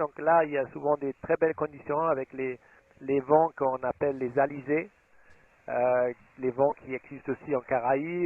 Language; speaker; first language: French; non-native, fluent; German